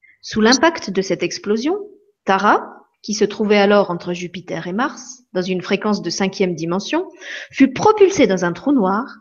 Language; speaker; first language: French; native; French